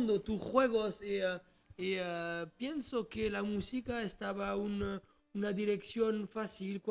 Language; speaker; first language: Spanish; non-native, learner; French